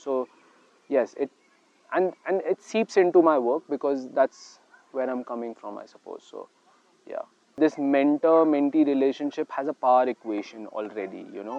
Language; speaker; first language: English; non-native, local second language; Hindi